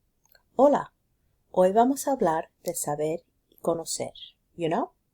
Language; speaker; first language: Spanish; non-native, fluent; English